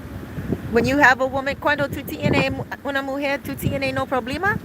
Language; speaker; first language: Spanish; non-native, learner; English